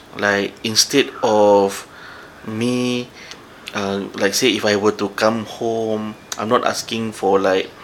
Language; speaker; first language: English; non-native, local second language; Malay